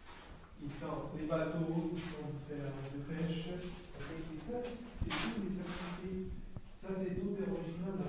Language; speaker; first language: French; non-native, fluent; Arabic